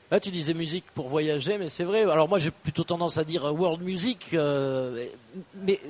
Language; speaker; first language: French; native; French